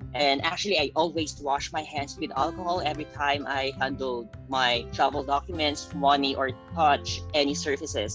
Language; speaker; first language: English; non-native, local second language; Filipino